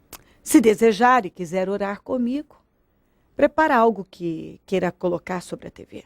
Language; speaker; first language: Portuguese; native; Portuguese